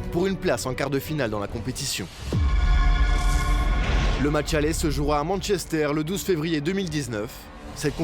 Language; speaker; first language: French; native; French